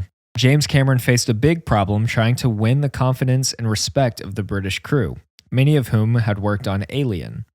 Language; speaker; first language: English; native; English